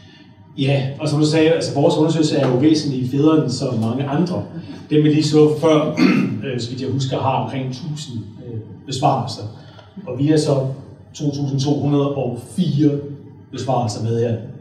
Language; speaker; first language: Danish; native; Danish